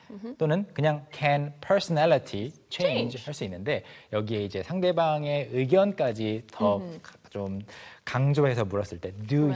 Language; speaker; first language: Korean; native; Korean